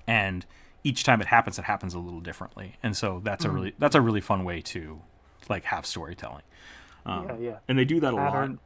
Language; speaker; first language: English; native; English